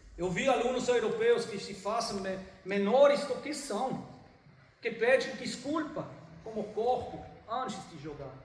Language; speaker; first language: Portuguese; non-native, fluent; German